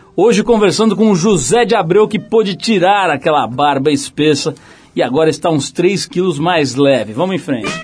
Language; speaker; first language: Portuguese; native; Portuguese